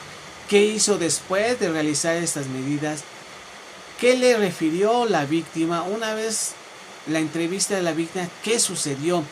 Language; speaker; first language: Spanish; native; Spanish